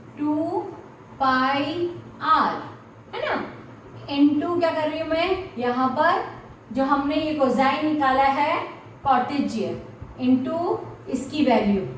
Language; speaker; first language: Hindi; native; Hindi